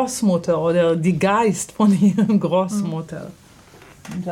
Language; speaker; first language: German; non-native, fluent; Hebrew